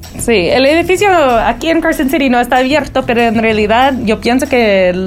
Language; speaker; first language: Spanish; early bilingual, heritage; Spanish